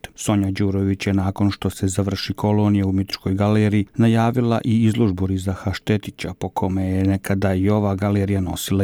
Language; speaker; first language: Croatian; native; Croatian